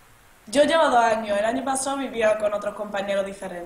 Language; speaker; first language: Spanish; native; Spanish